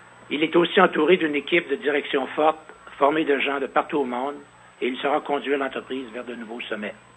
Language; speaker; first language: French; native; French